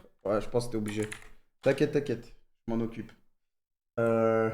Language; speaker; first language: French; native; French